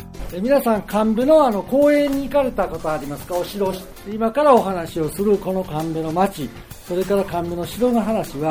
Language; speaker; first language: Japanese; native; Japanese